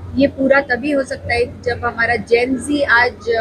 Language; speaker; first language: Hindi; non-native, local second language; Marathi